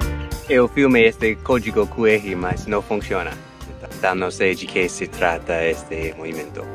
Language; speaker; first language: Portuguese; non-native, fluent; English